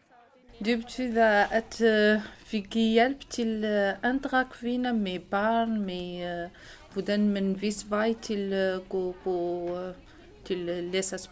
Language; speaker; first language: Danish; non-native, local second language; Arabic